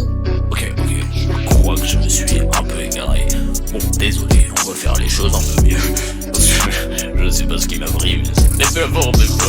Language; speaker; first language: French; native; French